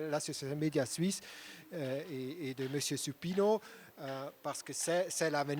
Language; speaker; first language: French; non-native, local second language; German